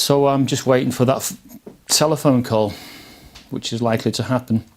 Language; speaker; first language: English; native; English